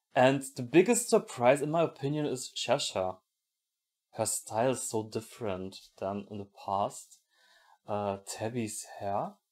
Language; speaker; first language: English; non-native, fluent; German